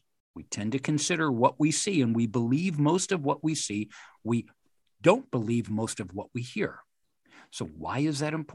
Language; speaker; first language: English; native; English